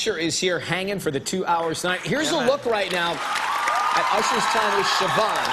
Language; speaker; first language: English; native; English